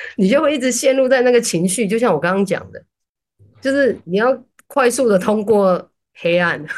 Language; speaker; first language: Chinese; native; Chinese